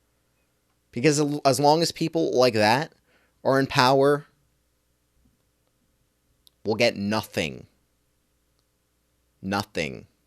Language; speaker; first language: English; native; English